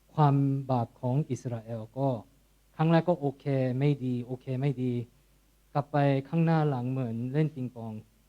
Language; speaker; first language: Thai; non-native, fluent; Korean